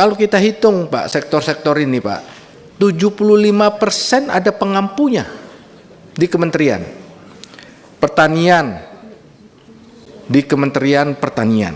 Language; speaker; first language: Indonesian; native; Indonesian